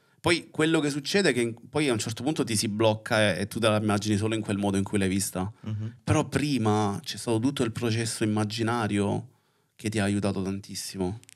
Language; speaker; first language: Italian; native; Italian